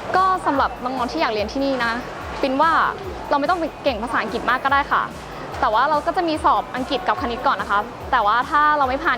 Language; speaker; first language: Thai; native; Thai